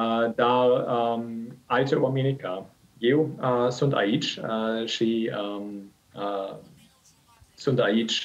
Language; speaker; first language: Romanian; non-native, learner; German